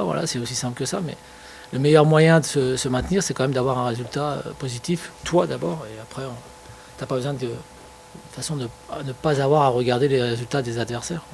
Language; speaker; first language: French; native; French